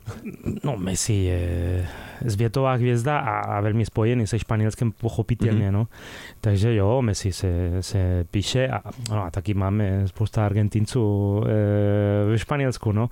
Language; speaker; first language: Czech; non-native, fluent; Spanish